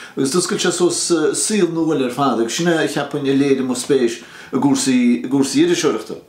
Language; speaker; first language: Irish; native; Irish